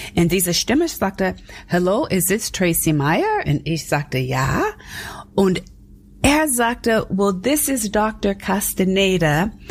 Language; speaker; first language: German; non-native, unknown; English